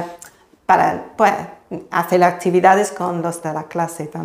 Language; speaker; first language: Spanish; non-native, fluent; English